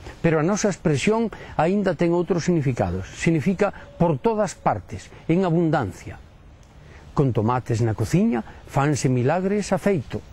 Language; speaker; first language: Galician; native; Galician